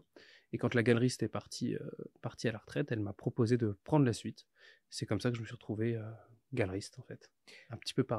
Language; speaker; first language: French; native; French